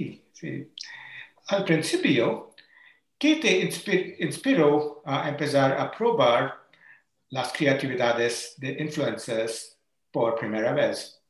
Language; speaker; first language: Spanish; non-native, learner; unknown